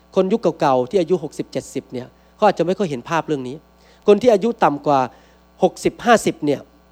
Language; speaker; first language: Thai; native; Thai